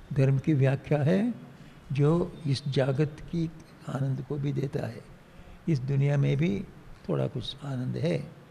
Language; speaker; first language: Hindi; non-native, local second language; Tamil